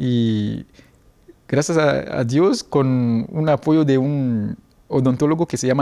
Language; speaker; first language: Spanish; non-native, learner; Ewe